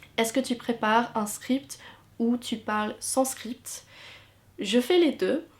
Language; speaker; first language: French; non-native, fluent; English